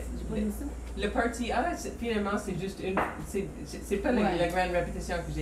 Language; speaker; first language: French; non-native, fluent; English